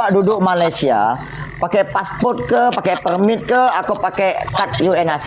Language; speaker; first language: Malay; native; Malay